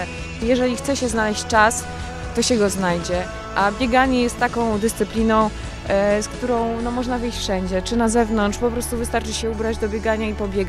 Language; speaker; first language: Polish; native; Polish